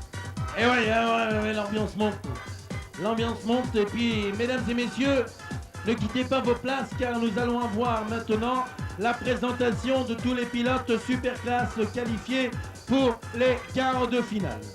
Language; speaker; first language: French; native; French